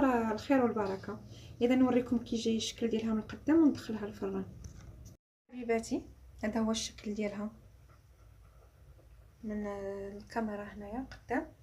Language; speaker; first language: Arabic; native; Arabic